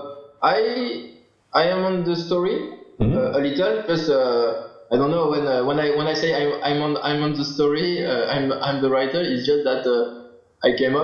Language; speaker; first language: English; non-native, learner; French